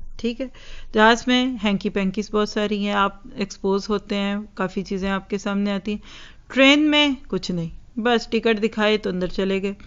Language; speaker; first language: Urdu; native; Urdu